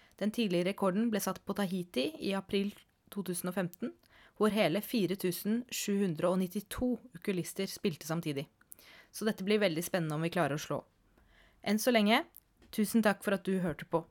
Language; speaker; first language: Norwegian; native; Norwegian